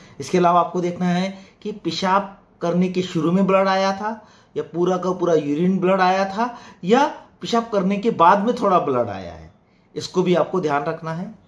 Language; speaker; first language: Hindi; native; Hindi